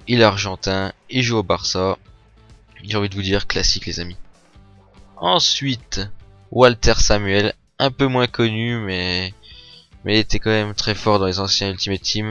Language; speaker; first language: French; native; French